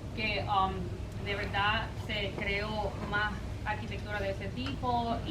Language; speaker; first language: Spanish; early bilingual, heritage; Spanish